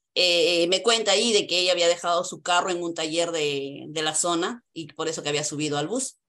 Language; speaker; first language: Spanish; native; Spanish